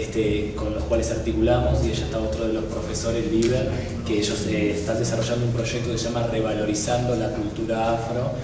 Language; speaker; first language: Spanish; native; Spanish